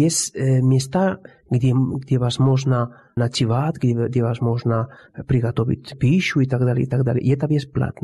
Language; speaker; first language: Russian; non-native, fluent; Spanish